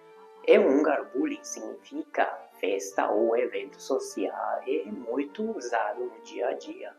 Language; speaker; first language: Portuguese; non-native, fluent; Hungarian